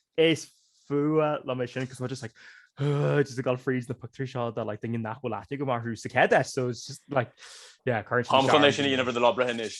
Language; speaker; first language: Irish; native; Irish